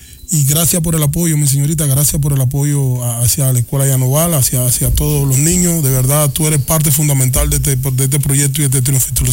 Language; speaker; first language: Spanish; native; Spanish